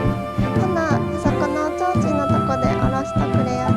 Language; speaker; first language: Japanese; native; Japanese